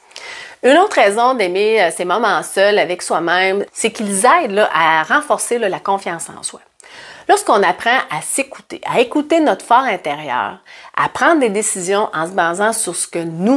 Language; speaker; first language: French; native; French